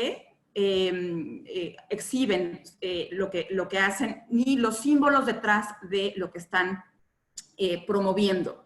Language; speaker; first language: Spanish; native; Spanish